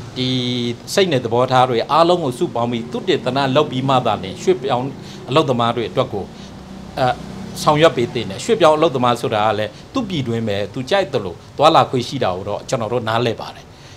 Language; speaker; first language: Burmese; non-native, local second language; Mon